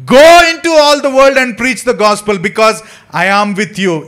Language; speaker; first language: English; non-native, local second language; Telugu